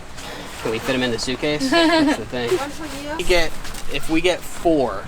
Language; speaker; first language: English; native; English